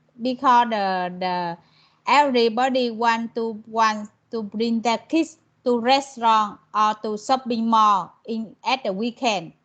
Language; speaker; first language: English; non-native, learner; Vietnamese